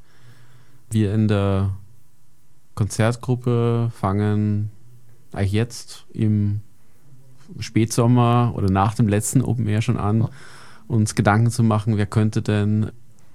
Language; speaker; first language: German; native; German